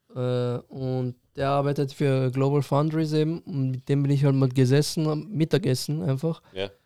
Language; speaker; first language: German; early bilingual, other home language; Persian